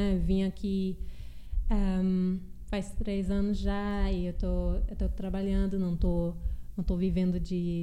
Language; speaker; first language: Portuguese; early bilingual, heritage; Portuguese